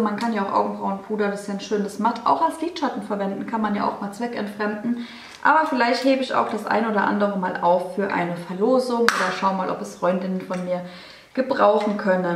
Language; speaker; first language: German; native; German